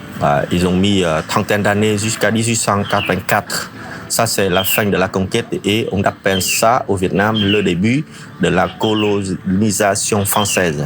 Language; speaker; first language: French; non-native, fluent; Vietnamese